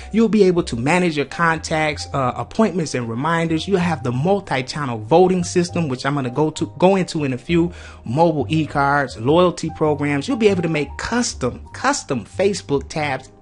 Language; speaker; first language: English; native; English